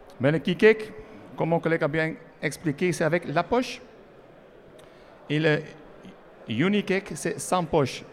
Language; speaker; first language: French; non-native, learner; Dutch